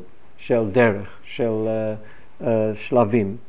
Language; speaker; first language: Hebrew; non-native, fluent; English